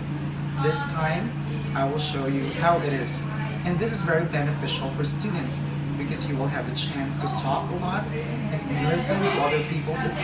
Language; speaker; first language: English; non-native, local second language; Hiligaynon